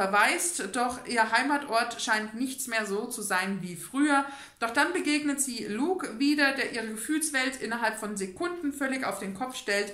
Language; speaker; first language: German; native; German